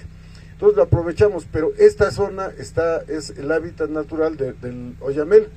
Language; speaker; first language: Spanish; native; Spanish